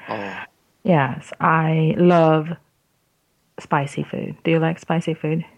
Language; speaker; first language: English; non-native, fluent; Japanese